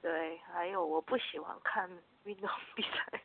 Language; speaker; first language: Chinese; non-native, learner; Korean